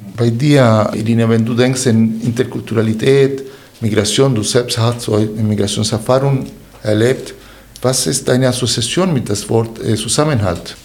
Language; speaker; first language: German; non-native, fluent; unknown